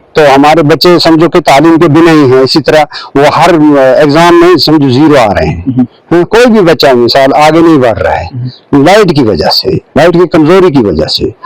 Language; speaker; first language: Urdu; non-native, local second language; Kashmiri